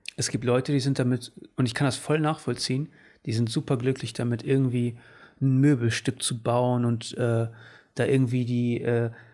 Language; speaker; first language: German; early bilingual, other home language; Portuguese